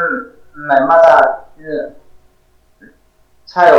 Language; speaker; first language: Korean; non-native, learner; Vietnamese